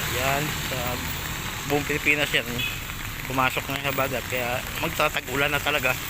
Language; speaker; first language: Filipino; non-native, local second language; Hiligaynon